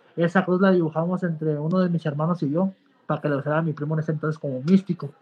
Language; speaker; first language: Spanish; native; Spanish